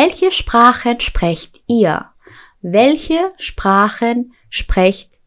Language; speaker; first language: German; non-native, fluent; Persian